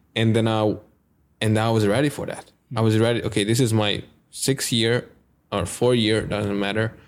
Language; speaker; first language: English; non-native, fluent; Hungarian